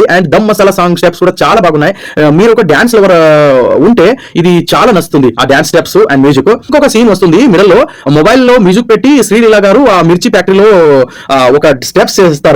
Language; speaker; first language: Telugu; non-native, learner; Kannada